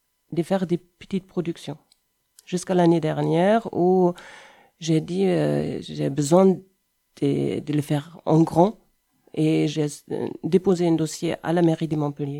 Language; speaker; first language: French; non-native, fluent; German